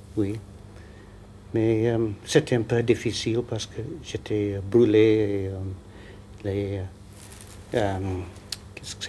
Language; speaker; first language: French; non-native, learner; English